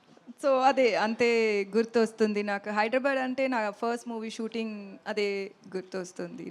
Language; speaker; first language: Telugu; non-native, learner; Tamil